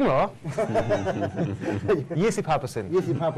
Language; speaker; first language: Thai; non-native, learner; French